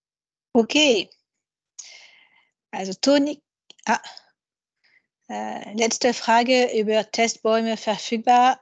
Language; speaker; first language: German; non-native, fluent; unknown